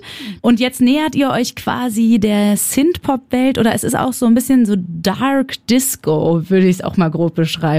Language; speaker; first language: German; native; German